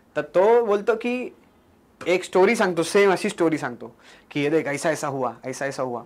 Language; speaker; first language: Hindi; non-native, local second language; Marathi